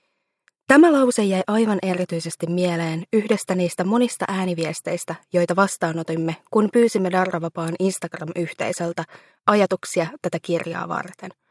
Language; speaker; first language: Finnish; native; Finnish